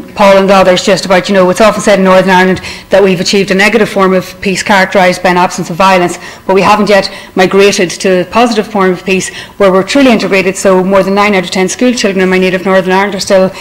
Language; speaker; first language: English; native; English